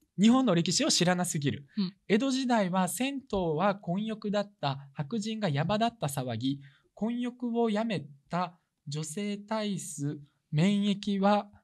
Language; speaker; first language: Japanese; early bilingual, other home language; Russian